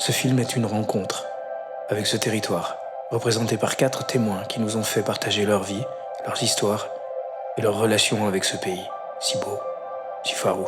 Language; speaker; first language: French; native; French